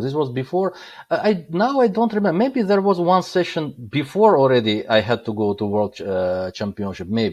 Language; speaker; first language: English; non-native, fluent; Azerbaijani